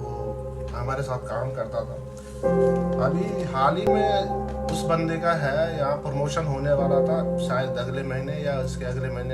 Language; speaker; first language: Hindi; native; Hindi